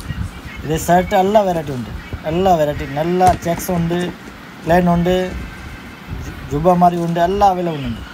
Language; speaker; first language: Malayalam; non-native, local second language; Hindi